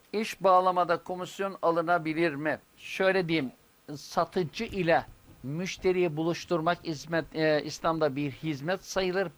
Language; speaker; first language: Turkish; native; Turkish